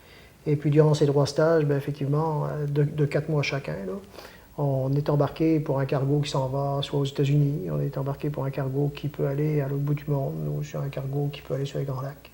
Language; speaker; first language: French; native; French